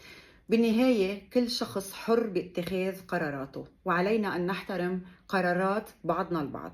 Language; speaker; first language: Arabic; native; Arabic